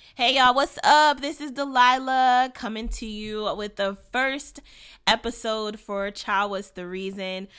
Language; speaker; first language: English; native; English